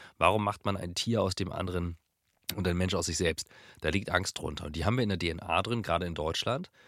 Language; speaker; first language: German; native; German